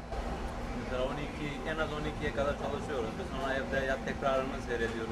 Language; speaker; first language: Turkish; early bilingual, heritage; Turkish